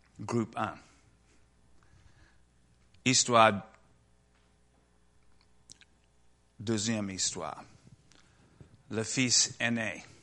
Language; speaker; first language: French; non-native, learner; English